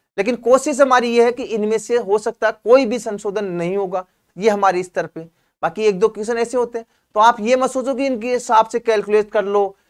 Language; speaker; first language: Hindi; native; Hindi